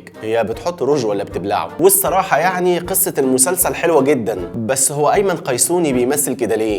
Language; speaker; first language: Arabic; native; Arabic